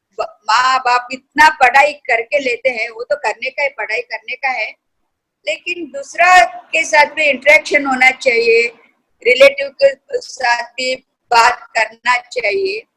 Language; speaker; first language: Hindi; non-native, local second language; Kannada